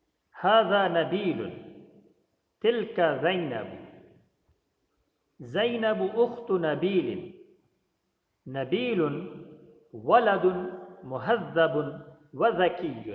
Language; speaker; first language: Arabic; non-native, fluent; Urdu